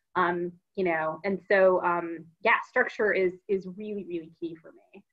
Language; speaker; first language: English; native; English